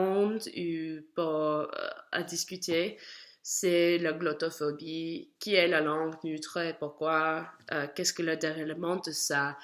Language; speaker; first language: French; non-native, learner; English